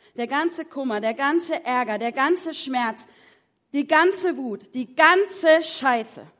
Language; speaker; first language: German; native; German